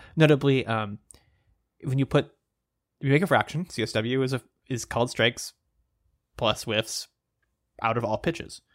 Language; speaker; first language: English; native; English